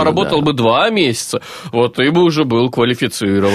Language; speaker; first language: Russian; native; Russian